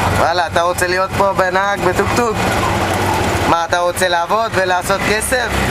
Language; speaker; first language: Hebrew; non-native, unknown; Hindi